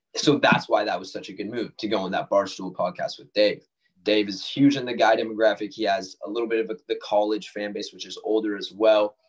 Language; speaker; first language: English; native; English